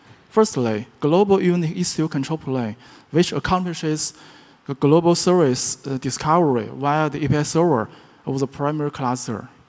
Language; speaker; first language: English; non-native, learner; Chinese